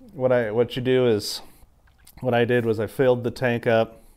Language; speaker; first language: English; native; English